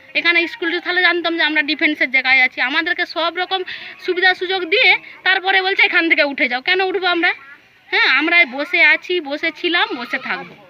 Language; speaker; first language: Bangla; native; Bangla